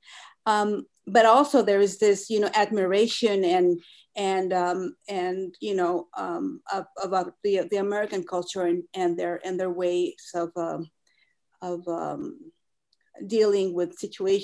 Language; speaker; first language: English; non-native, fluent; Spanish